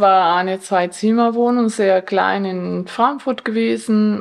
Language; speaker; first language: German; non-native, fluent; Spanish